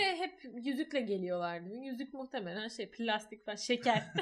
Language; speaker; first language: Turkish; native; Turkish